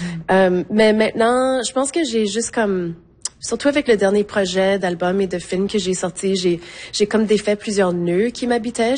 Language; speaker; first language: French; native; French